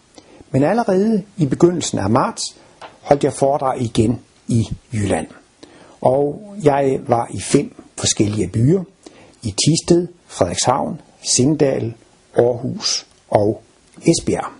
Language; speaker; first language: Danish; native; Danish